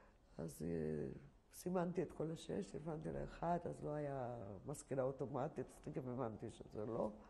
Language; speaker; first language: Hebrew; non-native, fluent; Polish